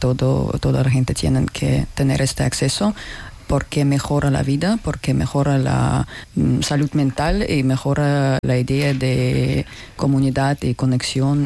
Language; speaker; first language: Spanish; non-native, learner; Russian